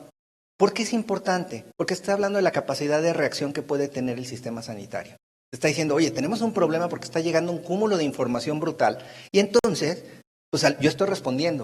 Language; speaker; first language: Spanish; native; Spanish